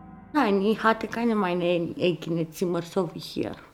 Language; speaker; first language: German; non-native, learner; Romanian